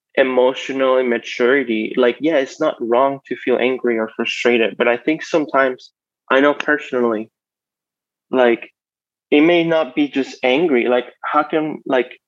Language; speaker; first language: English; non-native, fluent; Spanish